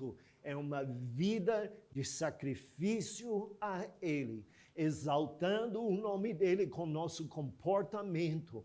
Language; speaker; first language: Portuguese; non-native, fluent; English